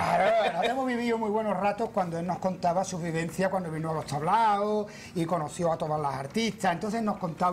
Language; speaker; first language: Spanish; native; Spanish